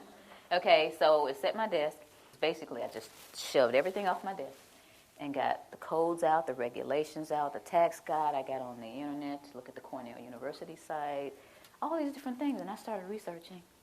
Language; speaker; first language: English; native; English